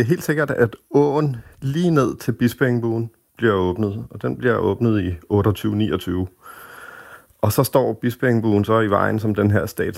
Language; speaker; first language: Danish; native; Danish